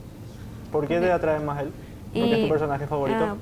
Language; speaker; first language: Spanish; native; Spanish